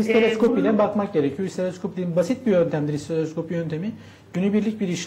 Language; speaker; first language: Turkish; native; Turkish